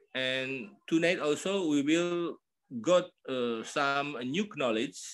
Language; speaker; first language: English; non-native, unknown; Indonesian